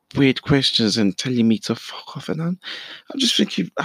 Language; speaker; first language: English; early bilingual, other home language; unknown